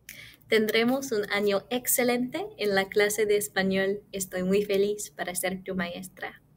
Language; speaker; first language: Spanish; early bilingual, heritage; English